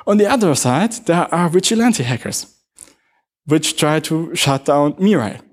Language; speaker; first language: English; non-native, fluent; German